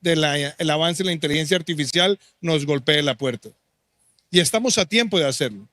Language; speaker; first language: Spanish; native; Spanish